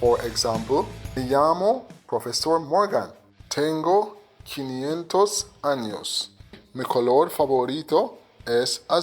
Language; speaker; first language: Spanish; non-native, fluent; English